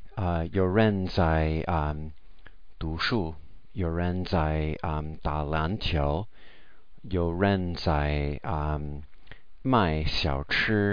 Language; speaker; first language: Chinese; non-native, learner; English